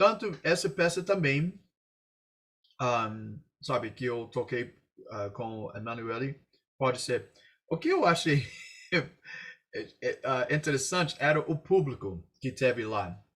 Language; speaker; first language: Portuguese; non-native, fluent; English